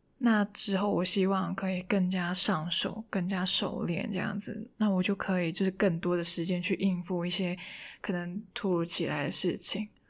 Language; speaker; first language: Chinese; non-native, local second language; Cantonese